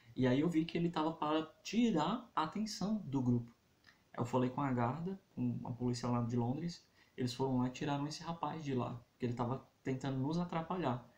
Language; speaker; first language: Portuguese; native; Portuguese